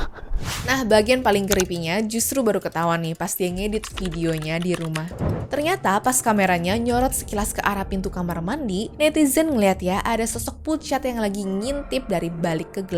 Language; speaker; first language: Indonesian; native; Indonesian